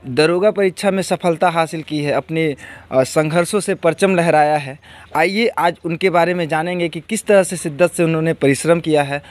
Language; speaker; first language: Hindi; native; Hindi